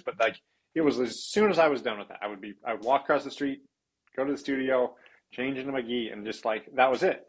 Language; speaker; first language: English; native; English